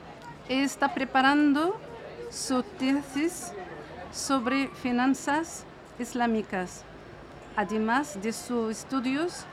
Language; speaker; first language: Spanish; non-native, fluent; Arabic